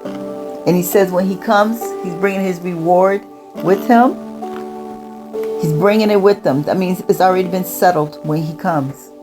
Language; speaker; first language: English; native; English